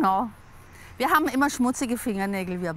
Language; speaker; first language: German; native; German